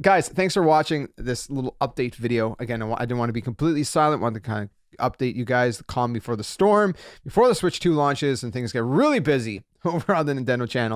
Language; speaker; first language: English; native; English